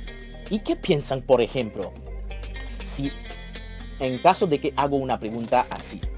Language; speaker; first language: Spanish; non-native, fluent; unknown